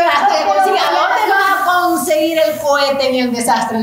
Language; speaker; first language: Spanish; native; Spanish